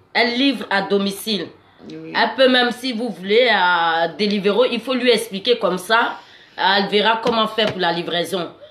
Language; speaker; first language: French; native; French